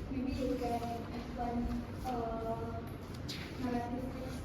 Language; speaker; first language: English; non-native, learner; Indonesian